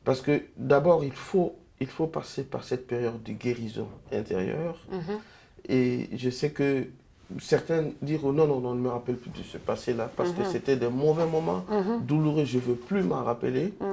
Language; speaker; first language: French; non-native, local second language; Lingala